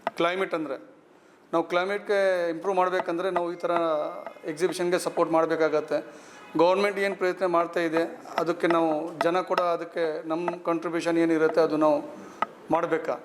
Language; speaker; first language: Kannada; non-native, local second language; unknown